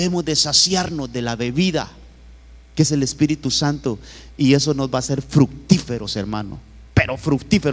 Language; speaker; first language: Spanish; native; Spanish